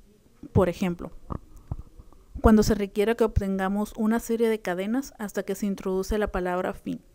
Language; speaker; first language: Spanish; native; Spanish